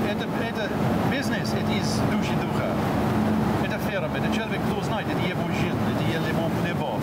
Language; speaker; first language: Russian; non-native, fluent; English